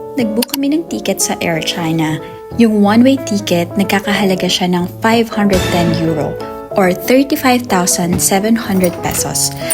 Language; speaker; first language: Filipino; native; Filipino